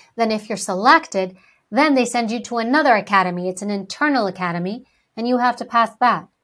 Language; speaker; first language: English; early bilingual, other home language; Greek